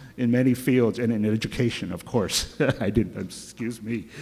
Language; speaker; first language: English; native; English